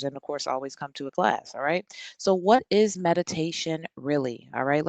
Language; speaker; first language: English; native; English